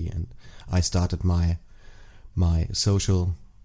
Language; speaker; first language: English; non-native, fluent; German